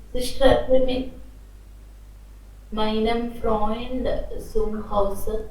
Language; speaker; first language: German; non-native, learner; Hindi